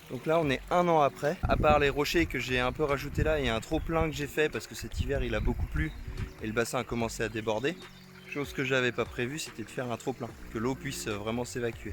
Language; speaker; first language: French; native; French